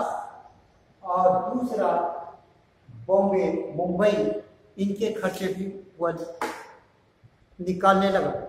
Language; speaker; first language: Hindi; native; Hindi